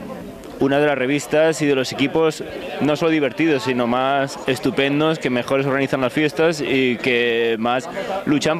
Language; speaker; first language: Spanish; native; Spanish